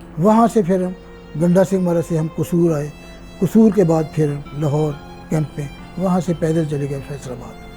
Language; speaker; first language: Urdu; non-native, local second language; Punjabi